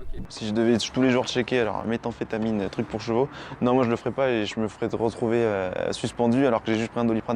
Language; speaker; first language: French; native; French